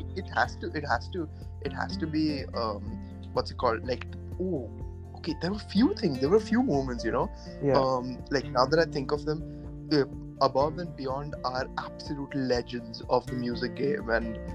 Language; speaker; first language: English; non-native, local second language; Marathi